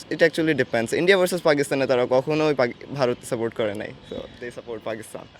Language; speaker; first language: Bangla; early bilingual, other home language; Urdu